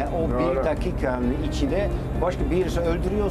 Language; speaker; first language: Turkish; non-native, fluent; Dutch